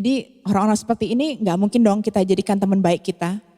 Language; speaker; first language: Indonesian; native; Indonesian